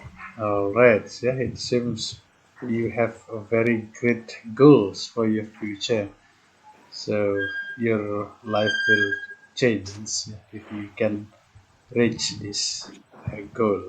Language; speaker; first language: English; non-native, fluent; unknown